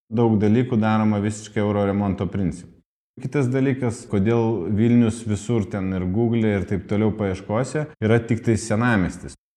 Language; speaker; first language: Lithuanian; non-native, local second language; Russian